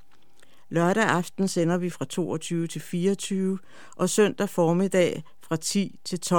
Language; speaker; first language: Danish; native; Danish